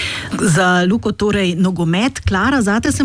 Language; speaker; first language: Slovenian; native; Slovenian